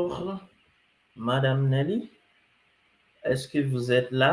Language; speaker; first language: French; non-native, fluent; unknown